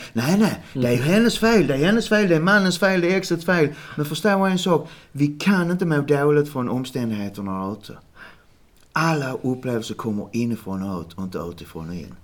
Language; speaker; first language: Swedish; native; Swedish